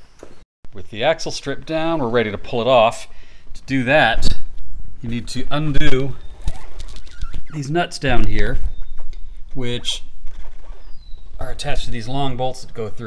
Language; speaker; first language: English; native; English